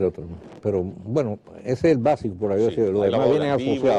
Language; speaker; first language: Spanish; native; Spanish